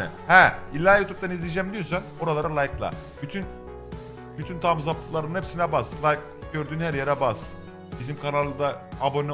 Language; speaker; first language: Turkish; native; Turkish